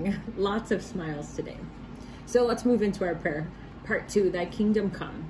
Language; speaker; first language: English; native; English